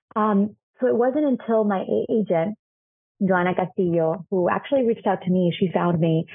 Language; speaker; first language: English; non-native, fluent; Spanish